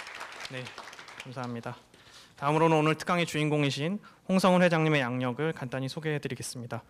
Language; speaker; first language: Korean; native; Korean